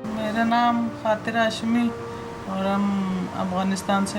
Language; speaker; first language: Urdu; non-native, fluent; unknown